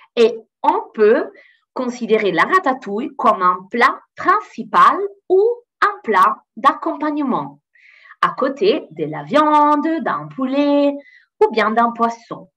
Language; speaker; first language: French; non-native, fluent; Italian